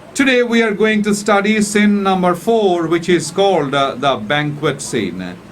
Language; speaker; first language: English; non-native, fluent; Bangla